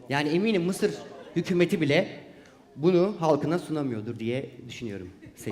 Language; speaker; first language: Turkish; native; Turkish